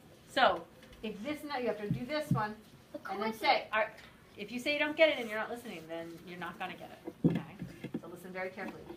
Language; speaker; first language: English; native; English